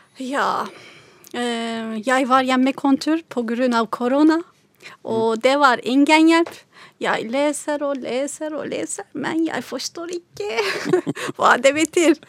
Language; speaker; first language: Norwegian; non-native, fluent; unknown